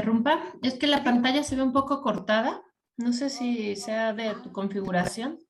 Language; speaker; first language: Spanish; native; Spanish